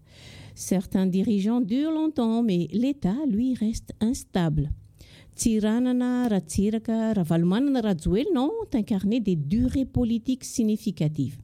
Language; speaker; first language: French; non-native, local second language; Malagasy